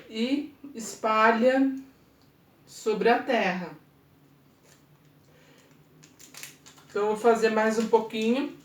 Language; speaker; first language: Portuguese; native; Portuguese